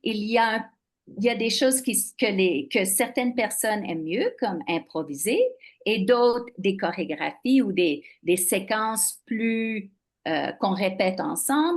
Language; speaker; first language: French; non-native, local second language; English